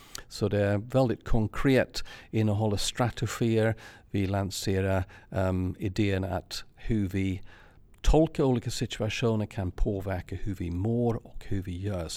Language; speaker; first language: Swedish; non-native, fluent; English